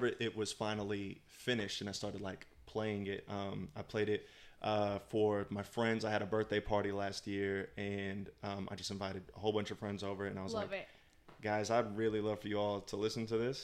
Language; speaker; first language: English; native; English